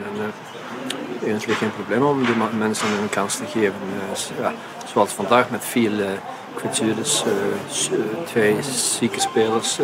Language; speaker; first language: Dutch; non-native, fluent; Icelandic